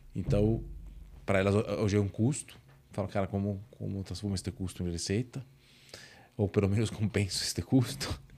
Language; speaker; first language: Portuguese; non-native, fluent; Italian